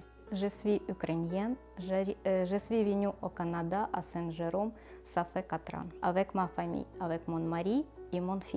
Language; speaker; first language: French; non-native, learner; Ukrainian